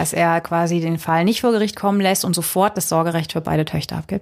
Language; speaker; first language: German; native; German